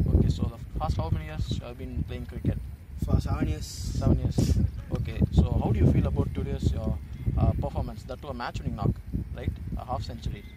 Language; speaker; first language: English; non-native, local second language; Tamil